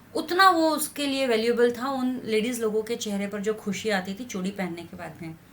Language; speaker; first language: Hindi; non-native, local second language; Marathi